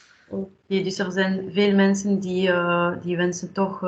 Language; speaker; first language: Dutch; non-native, local second language; French